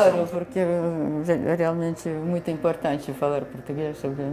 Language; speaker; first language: Portuguese; non-native, fluent; Russian